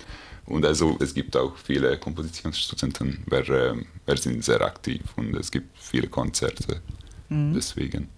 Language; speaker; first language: German; non-native, learner; Hungarian